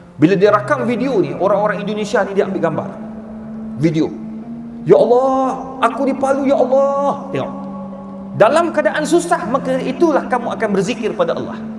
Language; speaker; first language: Malay; native; Malay